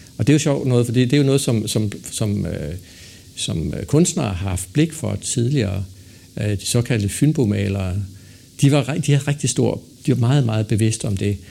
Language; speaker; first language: Danish; native; Danish